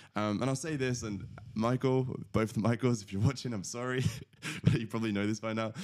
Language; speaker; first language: English; early bilingual, other home language; Latvian